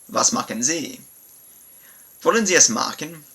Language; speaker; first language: German; non-native, learner; English